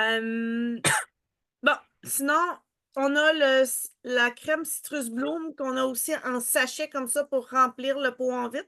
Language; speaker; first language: French; native; French